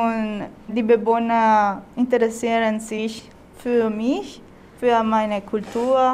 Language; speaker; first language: German; non-native, fluent; Spanish